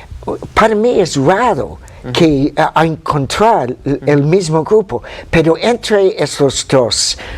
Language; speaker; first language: Spanish; non-native, fluent; English